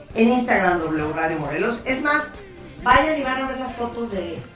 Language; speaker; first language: Spanish; native; Spanish